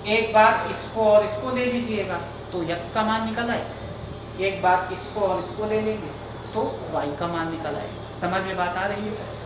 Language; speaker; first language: Hindi; native; Hindi